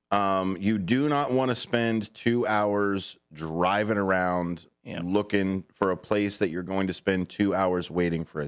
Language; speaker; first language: English; native; English